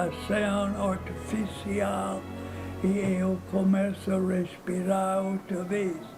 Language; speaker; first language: Portuguese; non-native, fluent; English